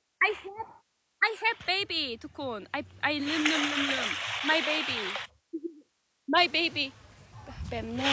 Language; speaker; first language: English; non-native, learner; Korean